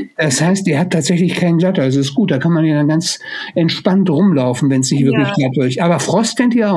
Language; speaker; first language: German; native; German